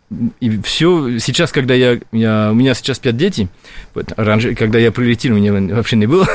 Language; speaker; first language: Russian; non-native, fluent; French